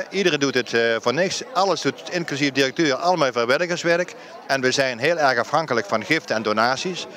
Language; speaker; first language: Dutch; native; Dutch